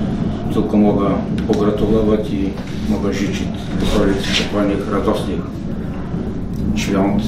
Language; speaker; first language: Polish; non-native, learner; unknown